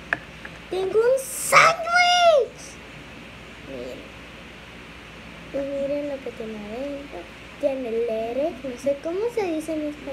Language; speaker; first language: Spanish; early bilingual, heritage; Spanish